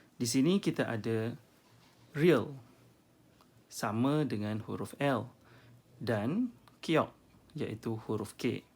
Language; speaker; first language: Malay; native; Malay